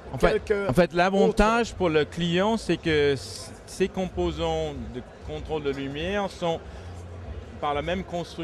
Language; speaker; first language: French; native; French